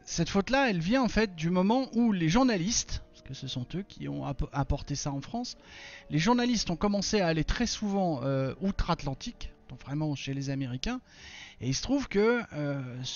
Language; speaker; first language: French; native; French